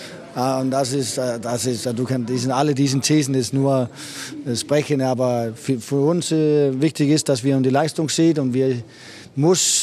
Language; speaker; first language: German; non-native, fluent; Danish